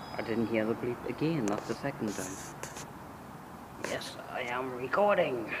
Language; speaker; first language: English; native; English